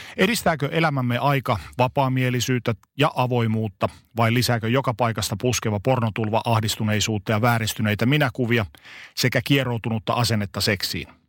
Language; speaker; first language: Finnish; native; Finnish